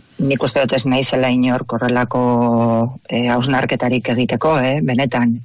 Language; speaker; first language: Basque; non-native, local second language; Spanish